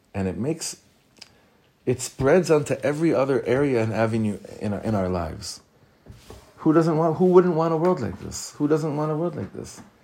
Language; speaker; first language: English; native; English